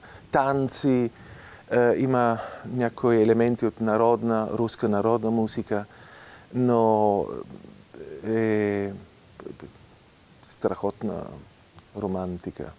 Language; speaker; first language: Bulgarian; non-native, fluent; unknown